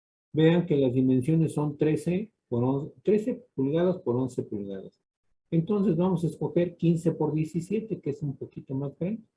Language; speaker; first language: Spanish; native; Spanish